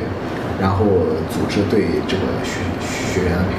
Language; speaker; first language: Chinese; native; Chinese